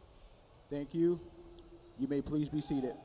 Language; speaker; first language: English; native; English